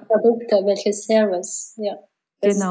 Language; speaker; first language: German; non-native, learner; Mongolian